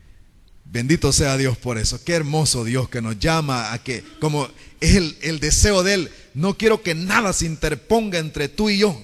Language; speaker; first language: Spanish; native; Spanish